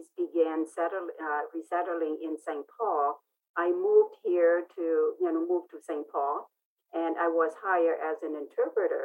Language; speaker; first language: English; non-native, fluent; Lao